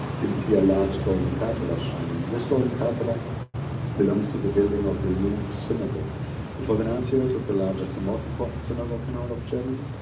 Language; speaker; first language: English; non-native, fluent; German